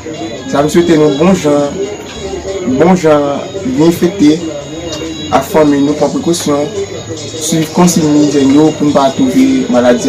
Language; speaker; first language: French; non-native, learner; Haitian Creole